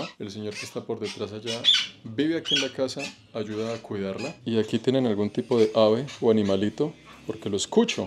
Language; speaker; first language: Spanish; native; Spanish